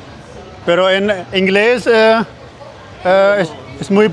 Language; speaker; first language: Spanish; non-native, learner; Hindi